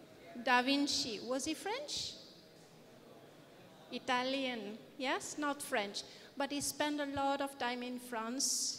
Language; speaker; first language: English; non-native, fluent; French